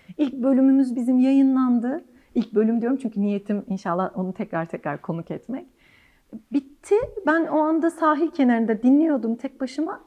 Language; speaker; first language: Turkish; native; Turkish